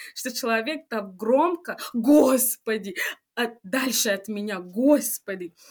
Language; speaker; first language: Russian; non-native, fluent; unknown